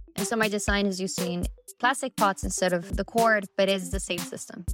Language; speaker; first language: English; early bilingual, other home language; Spanish